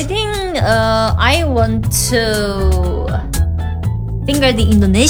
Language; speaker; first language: English; non-native, learner; Indonesian